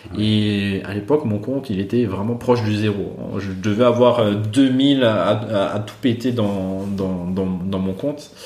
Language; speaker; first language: French; non-native, local second language; Malagasy